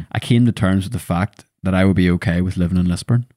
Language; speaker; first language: English; native; English